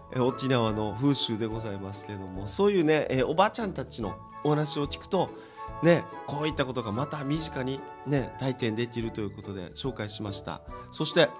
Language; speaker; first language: Japanese; native; Japanese